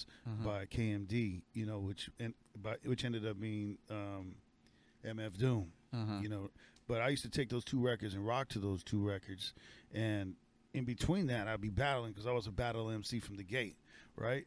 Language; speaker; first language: English; native; English